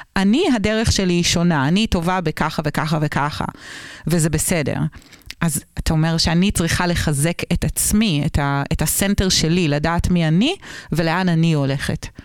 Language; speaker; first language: Hebrew; native; Hebrew